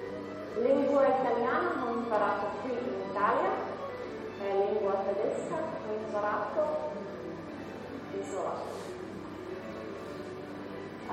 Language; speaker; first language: Italian; non-native, learner; Slovak